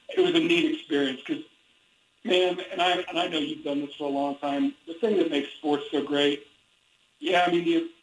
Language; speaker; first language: English; native; English